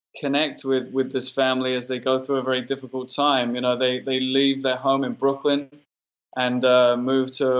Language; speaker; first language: English; native; English